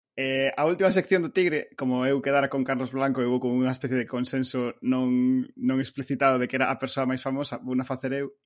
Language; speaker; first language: Galician; native; Galician